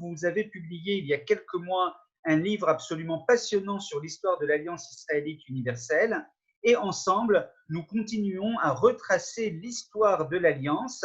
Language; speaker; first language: French; native; French